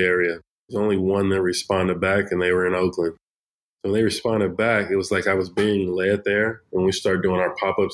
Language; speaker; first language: English; native; English